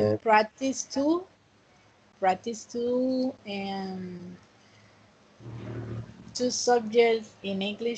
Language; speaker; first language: English; non-native, fluent; Spanish